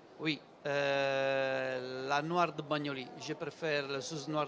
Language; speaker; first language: French; non-native, learner; Italian